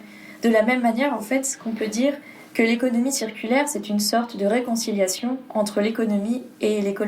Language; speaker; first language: French; native; French